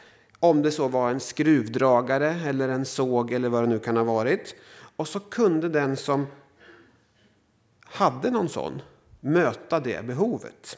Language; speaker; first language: Swedish; native; Swedish